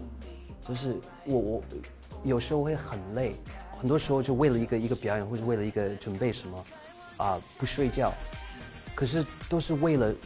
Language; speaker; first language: Chinese; early bilingual, heritage; English